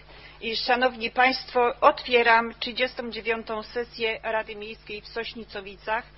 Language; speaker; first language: Polish; native; Polish